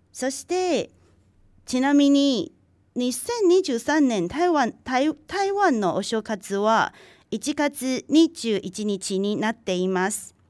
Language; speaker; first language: Japanese; non-native, fluent; Chinese